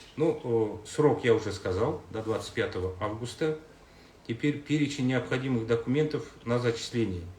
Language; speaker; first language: Russian; non-native, local second language; Kazakh